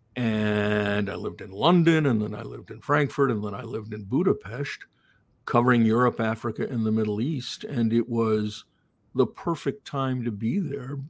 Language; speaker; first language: English; native; English